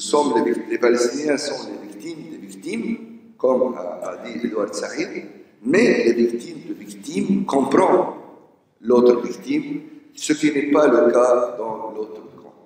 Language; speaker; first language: French; non-native, local second language; Arabic